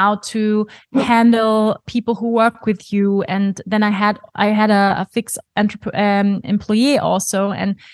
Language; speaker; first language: English; non-native, fluent; German